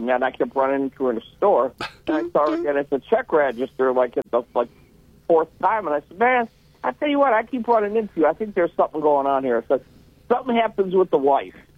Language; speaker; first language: English; native; English